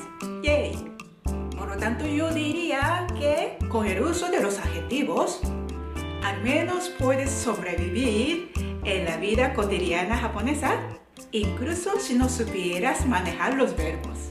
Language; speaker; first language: Spanish; non-native, fluent; Japanese